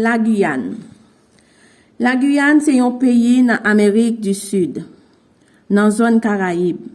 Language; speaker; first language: French; non-native, learner; Haitian Creole